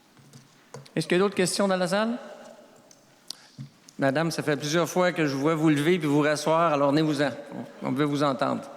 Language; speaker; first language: French; native; French